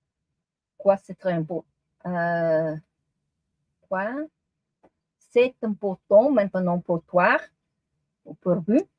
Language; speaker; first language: French; non-native, learner; English